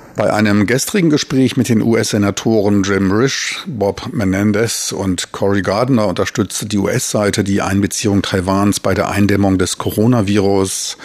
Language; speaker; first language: German; native; German